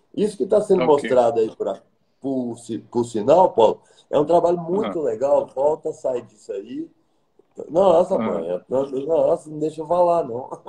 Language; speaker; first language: Portuguese; native; Portuguese